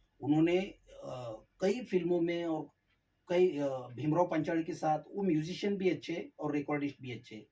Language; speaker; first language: Hindi; non-native, local second language; Marathi